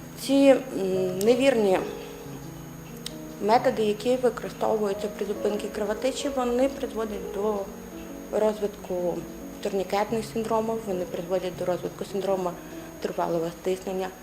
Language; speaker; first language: Ukrainian; native; Ukrainian